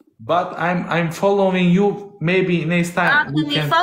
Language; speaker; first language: English; non-native, learner; Albanian